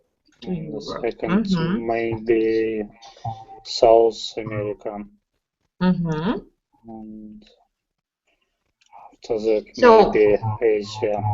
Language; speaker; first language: English; non-native, learner; Russian